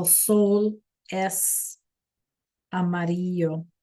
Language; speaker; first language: Spanish; non-native, fluent; English